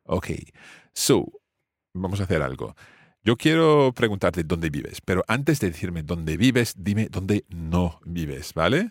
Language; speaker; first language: Spanish; non-native, fluent; English